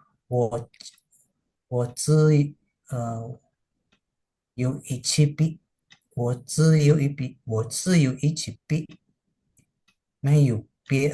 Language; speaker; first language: Chinese; non-native, learner; Indonesian